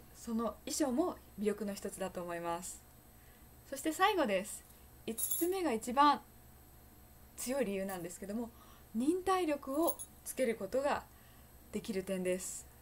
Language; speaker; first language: Japanese; native; Japanese